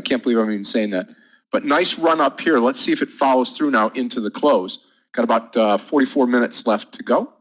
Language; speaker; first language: English; native; English